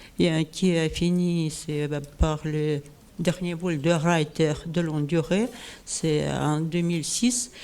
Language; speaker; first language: French; non-native, learner; Russian